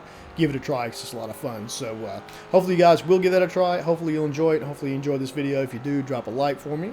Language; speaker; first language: English; native; English